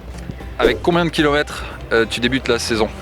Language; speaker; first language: French; native; French